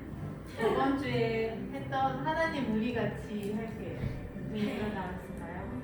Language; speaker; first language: Korean; native; Korean